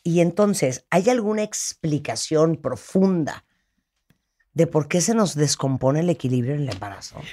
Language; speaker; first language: Spanish; native; Spanish